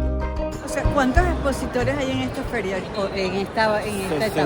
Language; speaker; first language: Spanish; native; Spanish